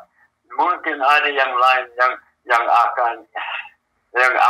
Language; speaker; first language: Indonesian; non-native, fluent; English